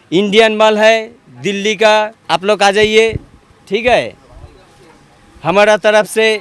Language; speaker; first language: Hindi; non-native, learner; Bangla